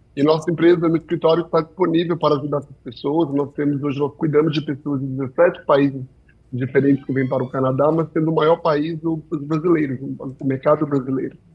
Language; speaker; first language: Portuguese; early bilingual, heritage; Portuguese